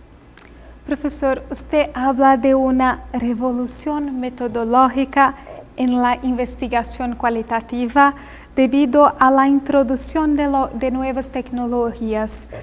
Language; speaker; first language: Spanish; non-native, fluent; Portuguese